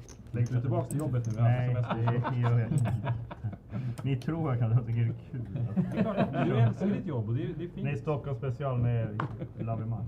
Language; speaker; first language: Swedish; native; Swedish